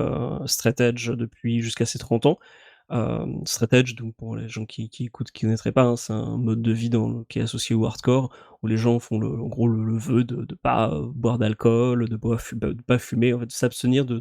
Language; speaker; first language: French; native; French